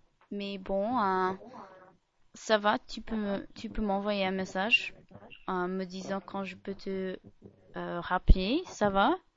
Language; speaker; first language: French; non-native, fluent; English